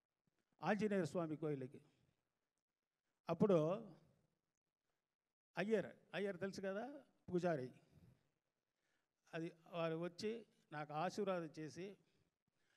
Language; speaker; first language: Telugu; non-native, fluent; Tamil